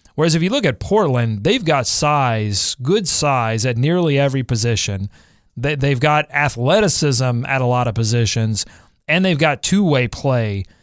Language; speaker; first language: English; native; English